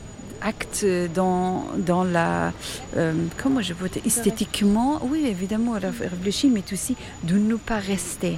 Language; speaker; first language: French; non-native, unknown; Persian